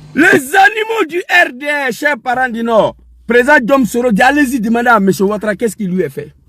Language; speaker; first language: French; non-native, local second language; Dyula